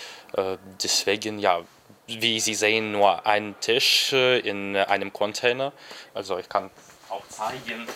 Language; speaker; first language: German; non-native, learner; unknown